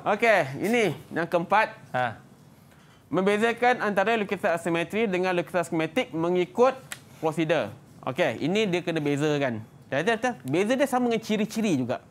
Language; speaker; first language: Malay; native; Malay